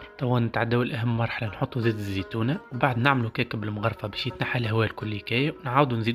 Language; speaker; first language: Arabic; native; Arabic